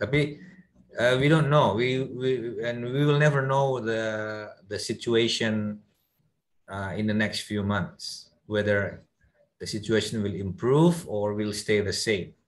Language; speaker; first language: English; non-native, fluent; Indonesian